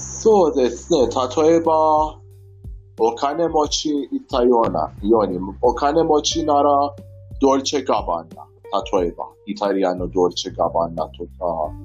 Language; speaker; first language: Japanese; non-native, learner; Persian